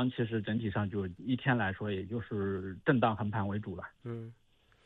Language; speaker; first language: Chinese; native; Chinese